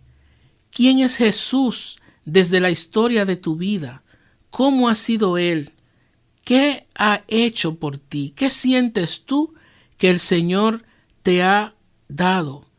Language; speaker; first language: Spanish; native; Spanish